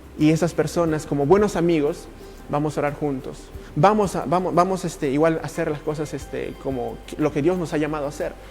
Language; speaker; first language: Spanish; early bilingual, heritage; Spanish